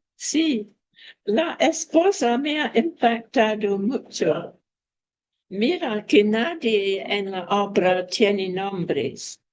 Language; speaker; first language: Spanish; non-native, fluent; English